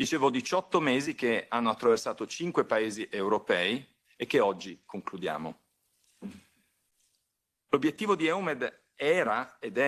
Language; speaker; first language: Italian; native; Italian